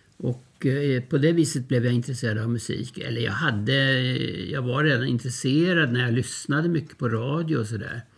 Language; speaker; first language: Swedish; early bilingual, other home language; German